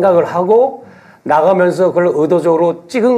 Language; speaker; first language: Korean; native; Korean